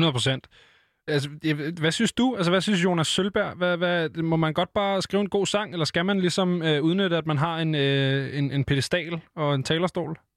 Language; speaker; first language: Danish; native; Danish